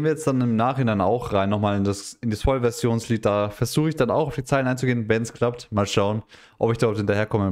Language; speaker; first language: German; native; German